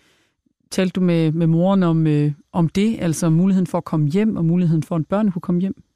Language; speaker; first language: Danish; native; Danish